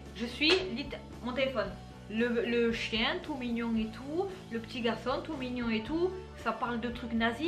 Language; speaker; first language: French; native; French